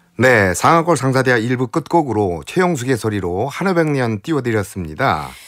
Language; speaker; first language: Korean; native; Korean